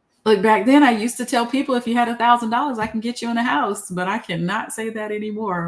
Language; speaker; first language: English; native; English